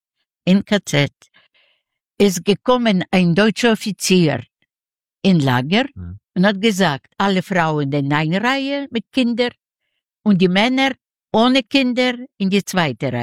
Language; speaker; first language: German; non-native, learner; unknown